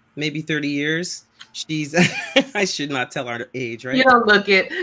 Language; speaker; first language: English; native; English